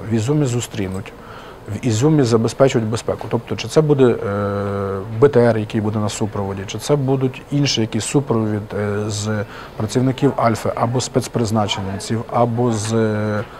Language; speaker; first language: Ukrainian; native; Ukrainian